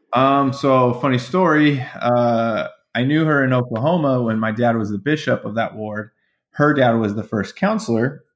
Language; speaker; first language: English; native; English